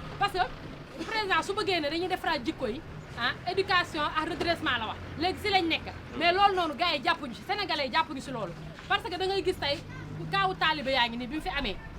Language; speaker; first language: Wolof; native; Wolof